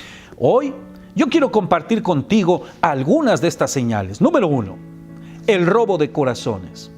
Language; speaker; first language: Spanish; native; Spanish